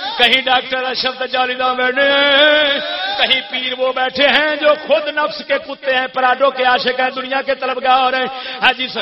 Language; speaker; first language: Urdu; non-native, local second language; Punjabi